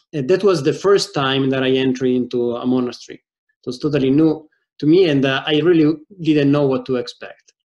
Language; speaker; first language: English; non-native, fluent; Italian